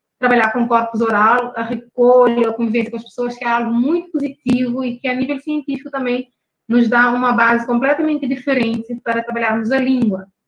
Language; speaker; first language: Portuguese; non-native, local second language; Kabuverdianu